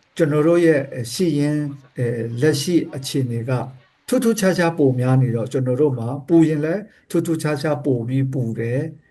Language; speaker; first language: Burmese; non-native, local second language; Kachin